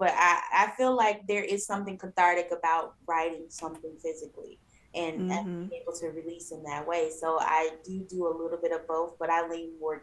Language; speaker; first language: English; native; English